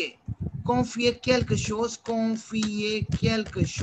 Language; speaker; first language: French; non-native, fluent; Hindi